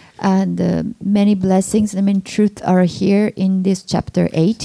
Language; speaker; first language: English; non-native, fluent; Japanese